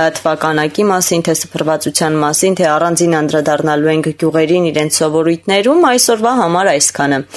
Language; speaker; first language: Armenian; native; Armenian